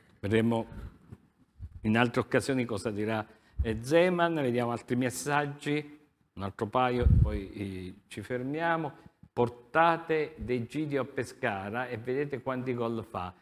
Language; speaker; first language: Italian; native; Italian